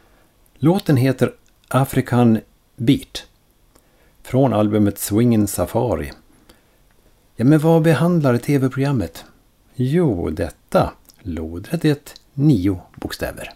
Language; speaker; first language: Swedish; native; Swedish